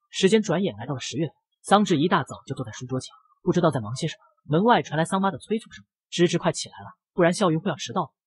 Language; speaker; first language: Chinese; native; Chinese